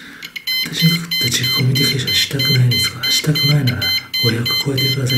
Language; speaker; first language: Japanese; non-native, learner; Chinese